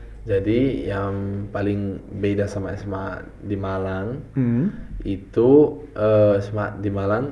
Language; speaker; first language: Indonesian; non-native, fluent; Italian